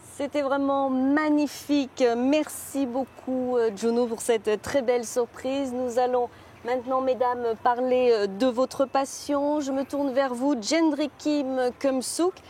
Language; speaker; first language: French; native; French